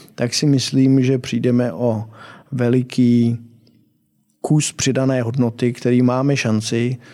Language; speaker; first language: Czech; native; Czech